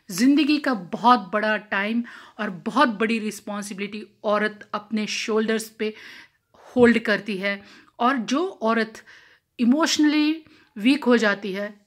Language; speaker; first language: Hindi; non-native, local second language; Punjabi